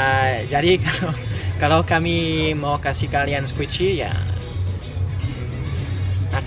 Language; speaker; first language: Indonesian; non-native, fluent; French